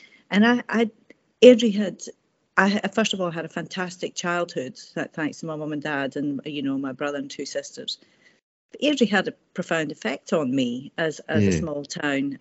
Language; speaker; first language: English; native; English